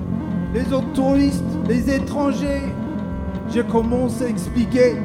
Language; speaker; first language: French; non-native, learner; English